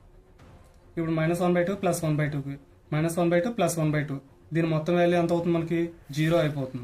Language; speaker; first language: Telugu; native; Telugu